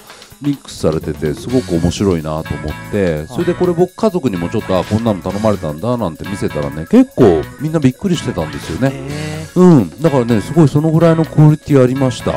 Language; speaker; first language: Japanese; native; Japanese